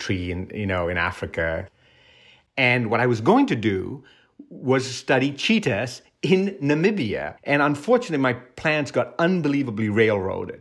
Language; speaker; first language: English; non-native, local second language; Tamil